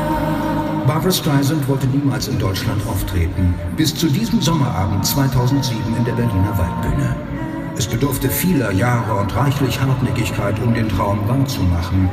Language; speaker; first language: German; native; German